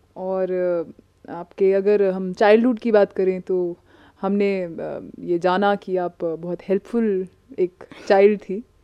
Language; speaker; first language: Hindi; native; Hindi